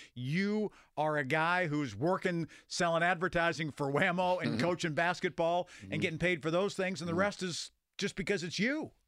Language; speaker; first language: English; native; English